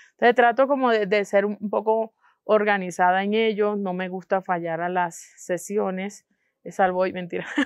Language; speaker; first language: Spanish; non-native, local second language; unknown